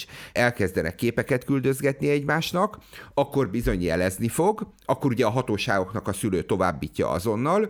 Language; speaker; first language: Hungarian; native; Hungarian